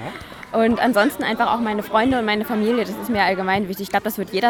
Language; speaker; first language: German; native; German